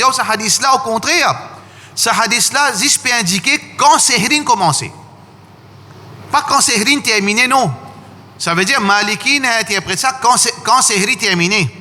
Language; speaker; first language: French; non-native, learner; Morisyen